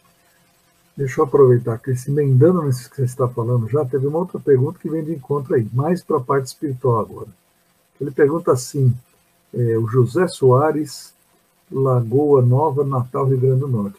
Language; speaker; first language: Portuguese; native; Portuguese